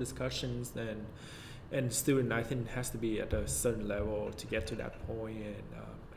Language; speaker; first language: English; non-native, fluent; Vietnamese